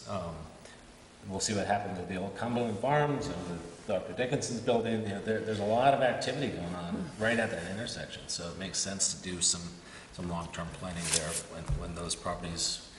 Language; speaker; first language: English; native; English